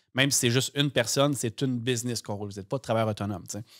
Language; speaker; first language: French; native; French